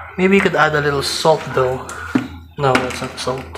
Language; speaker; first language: English; non-native, local second language; Filipino